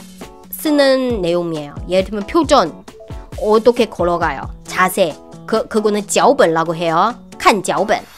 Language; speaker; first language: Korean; non-native, fluent; Chinese